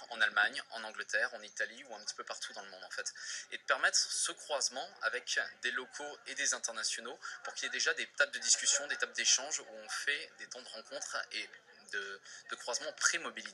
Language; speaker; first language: French; native; French